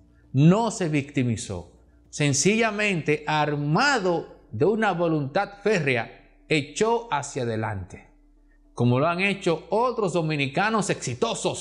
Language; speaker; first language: Spanish; native; Spanish